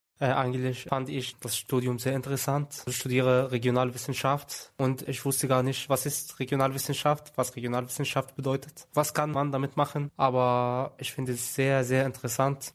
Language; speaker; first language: German; non-native, fluent; Arabic